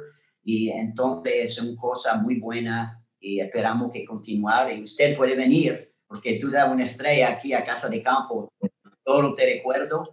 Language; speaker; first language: Spanish; non-native, learner; French